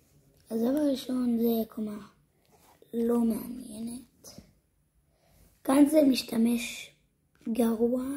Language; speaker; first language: Hebrew; native; Hebrew